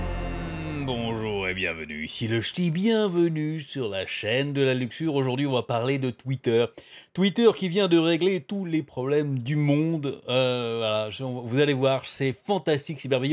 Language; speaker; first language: French; native; French